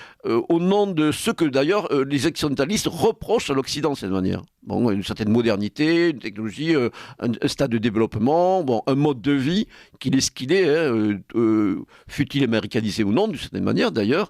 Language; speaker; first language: French; native; French